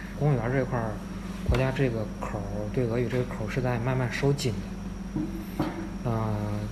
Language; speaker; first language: Chinese; native; Chinese